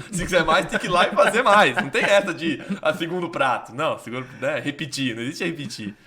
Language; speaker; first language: Portuguese; native; Portuguese